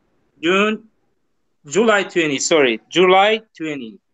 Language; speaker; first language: English; non-native, learner; Kurdish